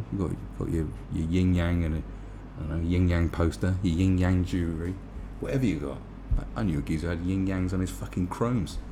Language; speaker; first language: English; native; English